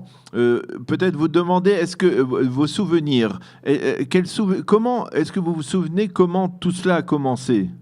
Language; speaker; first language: French; native; French